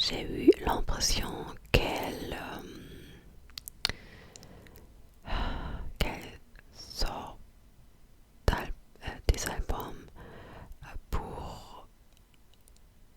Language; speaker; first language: French; non-native, fluent; English